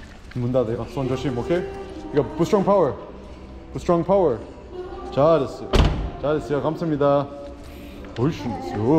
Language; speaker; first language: Korean; early bilingual, heritage; English